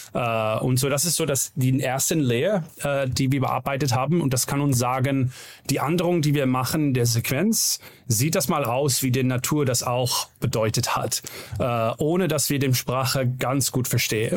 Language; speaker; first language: German; non-native, learner; Dutch